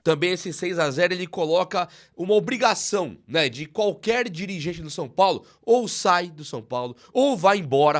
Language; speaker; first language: Portuguese; native; Portuguese